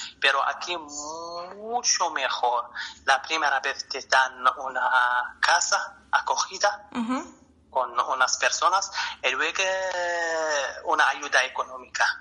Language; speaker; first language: Spanish; non-native, learner; Arabic